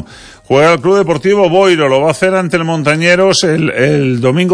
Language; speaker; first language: Spanish; native; Spanish